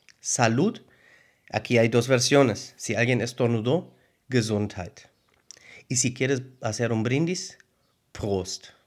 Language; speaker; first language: Spanish; non-native, fluent; German